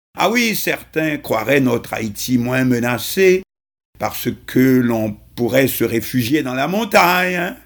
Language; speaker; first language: French; non-native, local second language; Haitian Creole